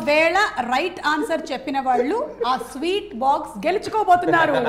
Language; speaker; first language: Telugu; native; Telugu